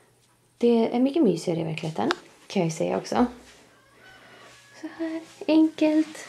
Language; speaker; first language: Swedish; native; Swedish